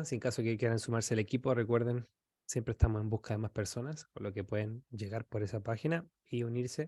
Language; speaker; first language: Spanish; native; Spanish